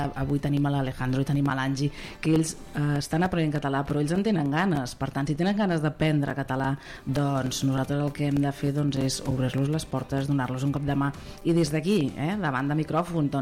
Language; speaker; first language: Catalan; native; Catalan